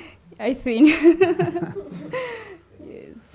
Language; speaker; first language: English; non-native, learner; Spanish